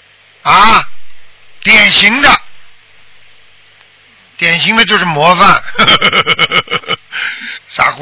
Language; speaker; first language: Chinese; native; Chinese